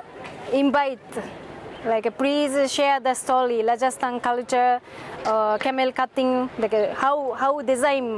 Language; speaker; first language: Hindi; non-native, learner; Japanese